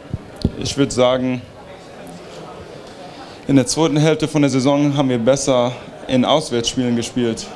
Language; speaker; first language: German; early bilingual, heritage; German